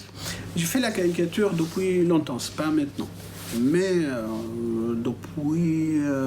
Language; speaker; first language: French; non-native, fluent; Arabic